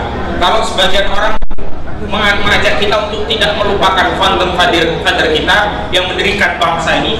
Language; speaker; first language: Indonesian; native; Indonesian